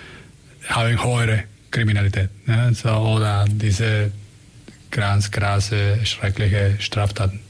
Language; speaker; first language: German; non-native, learner; Spanish